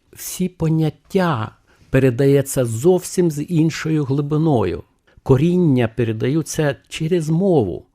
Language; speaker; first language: Ukrainian; non-native, fluent; Lithuanian